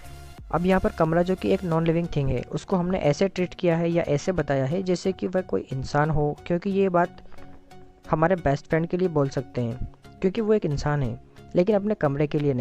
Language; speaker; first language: Hindi; native; Hindi